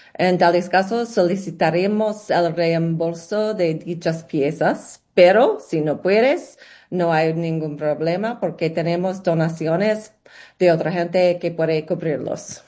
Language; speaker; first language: Spanish; non-native, learner; English